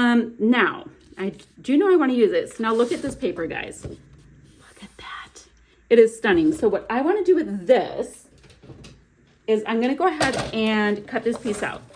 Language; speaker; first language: English; native; English